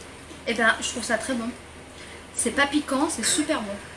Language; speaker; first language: French; native; French